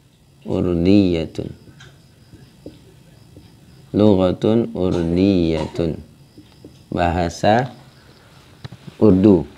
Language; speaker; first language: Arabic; non-native, fluent; Indonesian